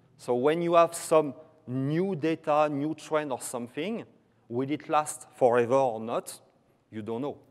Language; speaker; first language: English; non-native, fluent; French